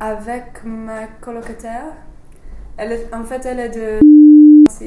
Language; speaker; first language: French; non-native, fluent; English